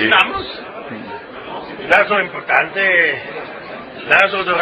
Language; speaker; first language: Spanish; non-native, learner; French